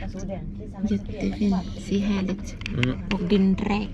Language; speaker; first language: Swedish; non-native, learner; Thai